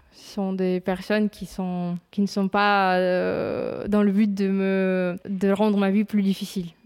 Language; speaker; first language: French; non-native, fluent; Russian